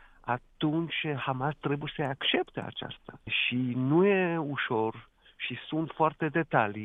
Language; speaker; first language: Romanian; non-native, fluent; Hebrew